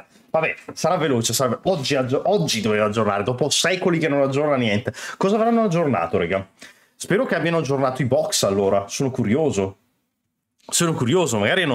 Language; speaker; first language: Italian; native; Italian